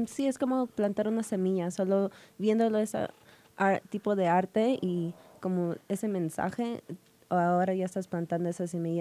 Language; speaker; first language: Spanish; early bilingual, heritage; Spanish